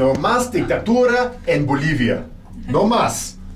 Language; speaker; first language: Spanish; non-native, learner; English